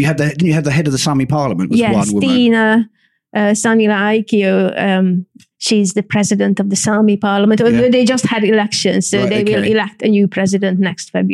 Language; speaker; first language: English; non-native, fluent; Hungarian